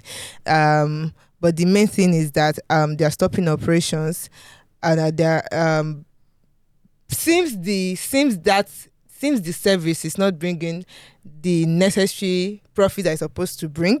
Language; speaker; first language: English; non-native, local second language; Yoruba